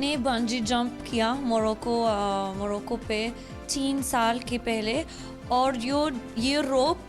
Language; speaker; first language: Hindi; non-native, learner; Arabic